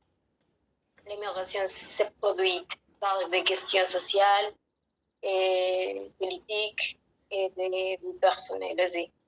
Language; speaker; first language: French; non-native, learner; Spanish